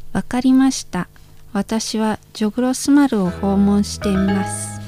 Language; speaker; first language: Japanese; non-native, fluent; Indonesian